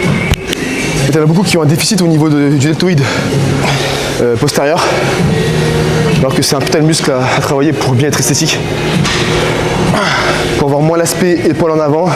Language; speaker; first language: French; native; French